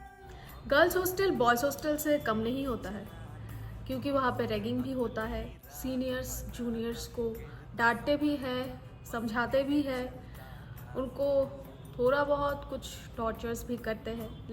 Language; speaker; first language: Hindi; native; Hindi